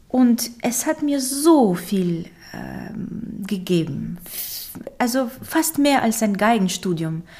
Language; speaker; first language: German; early bilingual, other home language; Romanian